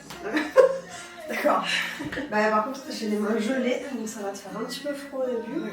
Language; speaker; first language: French; native; French